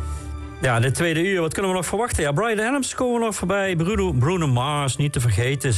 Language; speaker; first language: Dutch; native; Dutch